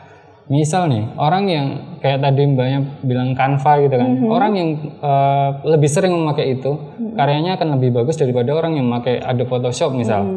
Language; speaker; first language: Indonesian; native; Indonesian